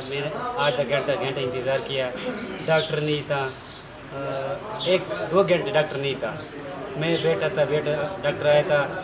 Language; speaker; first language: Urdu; non-native, local second language; Pashto